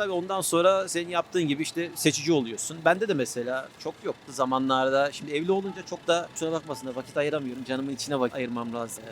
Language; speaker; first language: Turkish; native; Turkish